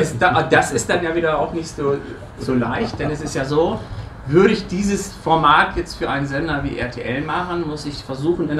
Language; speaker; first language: German; native; German